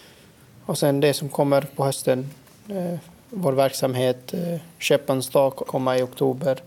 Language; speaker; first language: Swedish; non-native, fluent; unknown